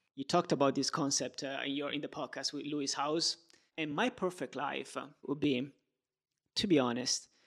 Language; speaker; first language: English; non-native, fluent; Italian